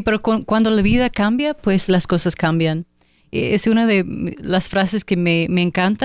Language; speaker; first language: Spanish; non-native, fluent; English